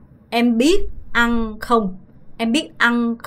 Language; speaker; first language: Vietnamese; non-native, fluent; Korean